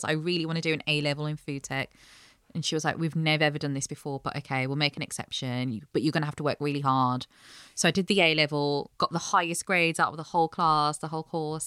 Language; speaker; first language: English; native; English